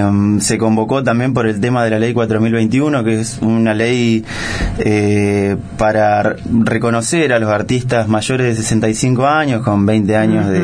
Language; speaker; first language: Spanish; native; Spanish